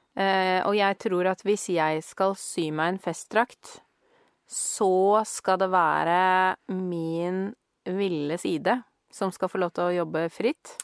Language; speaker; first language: Norwegian; native; Norwegian